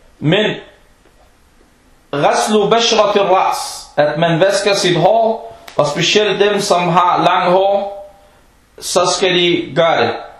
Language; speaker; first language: Danish; non-native, fluent; Arabic